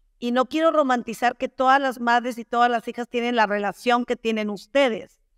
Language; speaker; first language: Spanish; native; Spanish